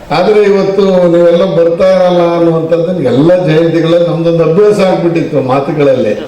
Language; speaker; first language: Kannada; native; Kannada